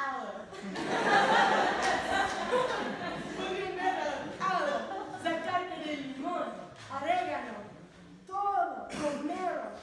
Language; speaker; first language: Spanish; non-native, learner; English